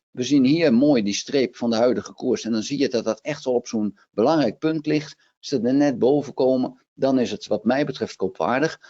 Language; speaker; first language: Dutch; native; Dutch